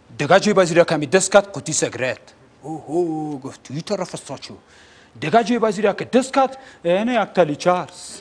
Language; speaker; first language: Persian; native; Persian